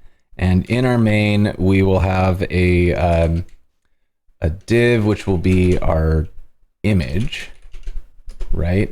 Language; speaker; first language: English; native; English